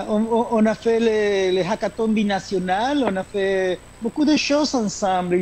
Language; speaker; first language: French; non-native, fluent; Spanish